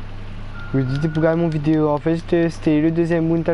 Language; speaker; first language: French; non-native, local second language; Réunion Creole French